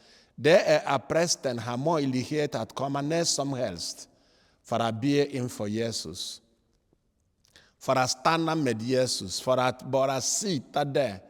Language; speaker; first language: Swedish; non-native, fluent; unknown